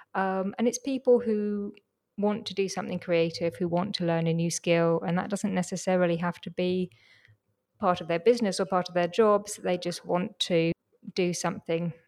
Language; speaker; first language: English; native; English